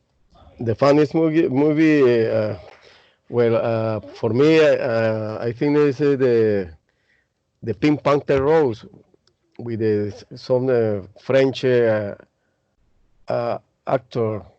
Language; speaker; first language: English; non-native, learner; Spanish